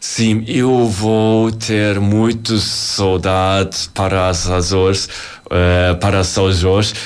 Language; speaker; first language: Portuguese; non-native, learner; German